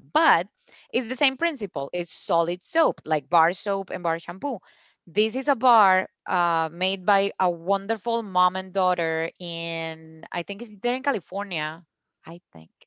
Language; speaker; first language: English; non-native, fluent; Spanish